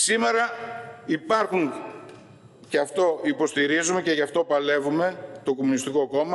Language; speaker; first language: Greek; native; Greek